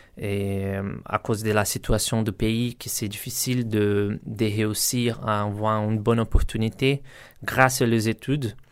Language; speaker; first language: French; non-native, learner; Portuguese